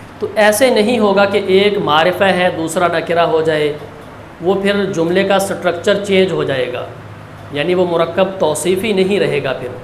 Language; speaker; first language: Urdu; native; Urdu